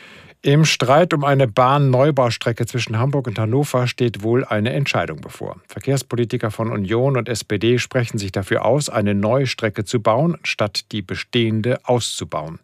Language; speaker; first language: German; native; German